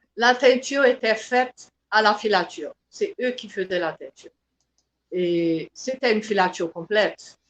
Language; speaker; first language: French; non-native, local second language; Haitian Creole